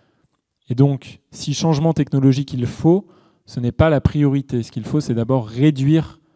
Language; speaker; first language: French; native; French